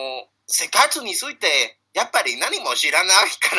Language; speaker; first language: Japanese; non-native, learner; Spanish